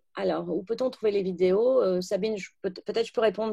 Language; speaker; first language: French; native; French